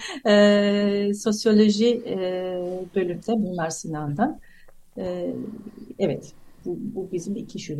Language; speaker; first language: Turkish; non-native, fluent; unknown